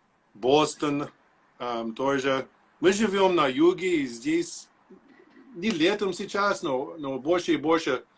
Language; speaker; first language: Russian; non-native, learner; English